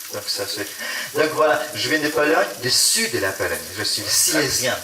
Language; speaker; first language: French; non-native, fluent; Polish